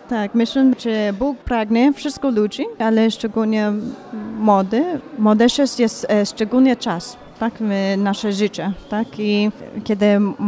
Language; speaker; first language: Polish; non-native, learner; Bulgarian